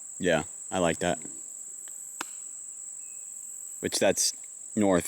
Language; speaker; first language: English; native; English